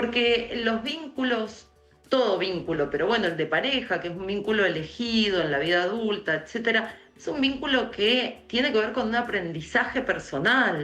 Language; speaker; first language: Spanish; native; Spanish